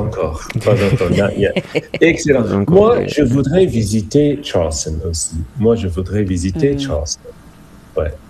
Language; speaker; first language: French; non-native, fluent; English